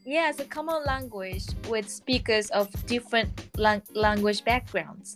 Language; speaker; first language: English; non-native, fluent; Japanese